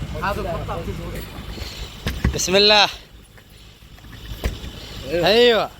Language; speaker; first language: Arabic; non-native, learner; Filipino